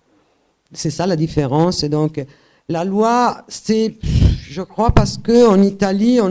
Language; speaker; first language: French; non-native, fluent; Italian